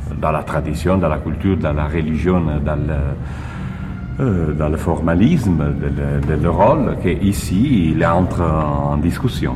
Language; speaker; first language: French; non-native, learner; Italian